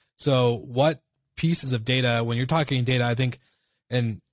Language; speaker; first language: English; native; English